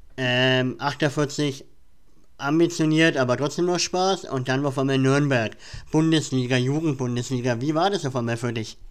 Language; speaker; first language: German; native; German